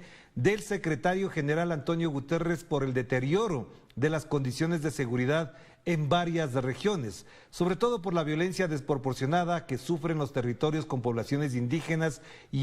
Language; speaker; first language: Spanish; native; Spanish